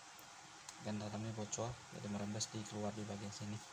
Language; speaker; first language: Indonesian; native; Indonesian